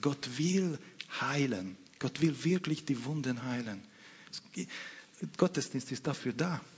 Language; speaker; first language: German; non-native, fluent; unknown